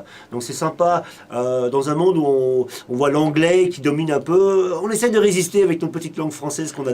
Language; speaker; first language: French; native; French